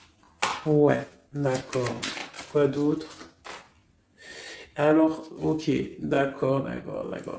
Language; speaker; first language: French; native; French